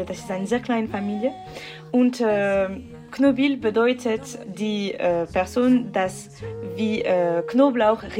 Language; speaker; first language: German; non-native, local second language; French